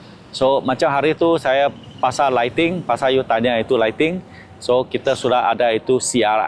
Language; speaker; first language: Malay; non-native, local second language; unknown